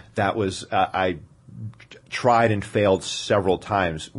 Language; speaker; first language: English; native; English